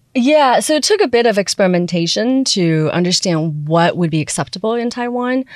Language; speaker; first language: English; early bilingual, other home language; Chinese